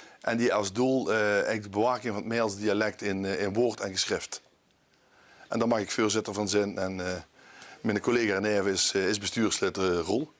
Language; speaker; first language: Dutch; native; Dutch